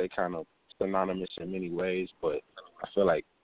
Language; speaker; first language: English; native; English